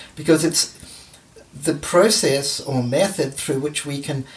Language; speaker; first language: English; native; English